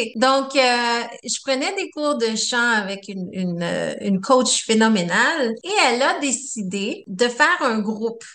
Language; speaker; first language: French; native; French